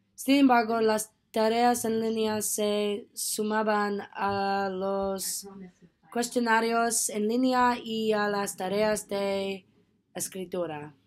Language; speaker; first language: Spanish; non-native, learner; English